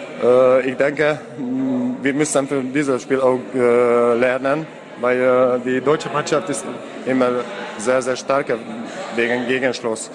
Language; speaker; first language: German; non-native, learner; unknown